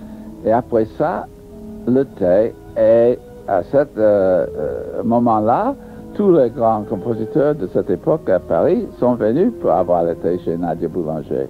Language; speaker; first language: French; non-native, fluent; English